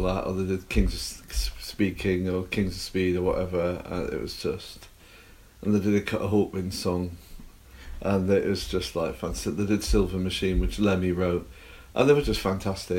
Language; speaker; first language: English; native; English